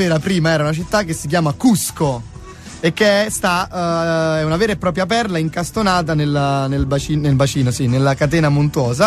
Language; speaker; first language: Italian; native; Italian